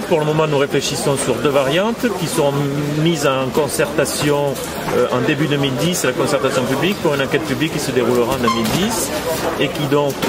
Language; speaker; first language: French; native; French